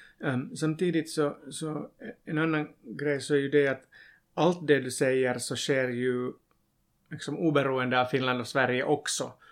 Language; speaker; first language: Swedish; non-native, local second language; Finnish